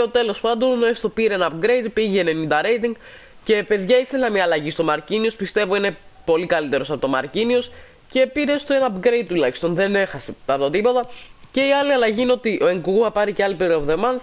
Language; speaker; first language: Greek; native; Greek